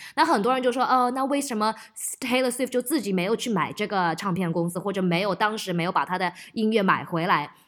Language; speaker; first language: Chinese; early bilingual, heritage; Chinese